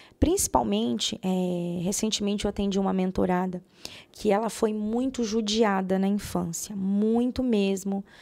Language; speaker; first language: Portuguese; native; Portuguese